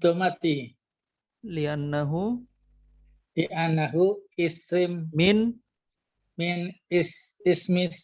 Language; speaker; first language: Arabic; non-native, learner; Indonesian